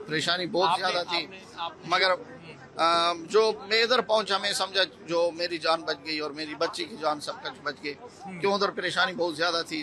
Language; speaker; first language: Hindi; non-native, fluent; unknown